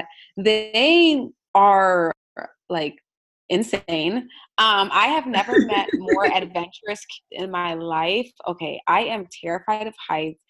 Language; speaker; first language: English; native; English